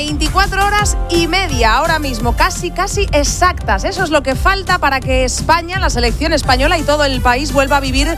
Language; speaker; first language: Spanish; native; Spanish